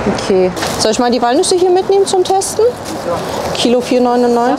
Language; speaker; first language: German; native; German